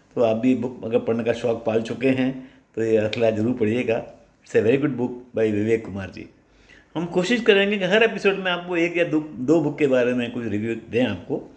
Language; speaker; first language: Hindi; native; Hindi